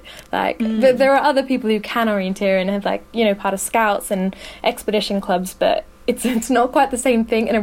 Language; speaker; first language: English; native; English